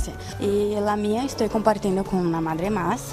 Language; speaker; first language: Spanish; non-native, learner; Portuguese